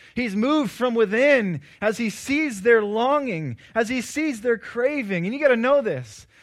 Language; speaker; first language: English; native; English